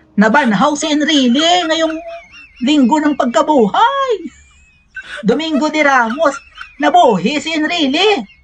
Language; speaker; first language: Filipino; non-native, local second language; Cebuano